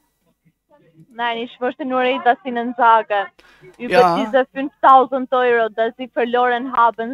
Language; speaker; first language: German; non-native, learner; Italian